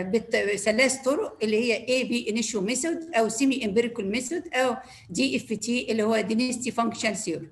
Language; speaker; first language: Arabic; native; Arabic